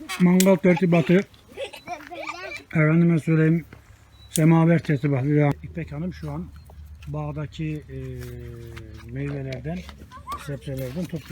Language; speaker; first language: Turkish; native; Turkish